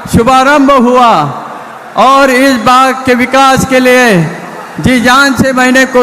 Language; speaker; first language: Hindi; non-native, local second language; Marathi